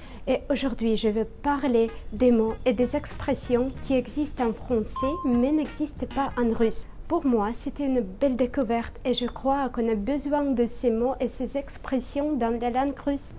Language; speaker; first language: French; non-native, fluent; Russian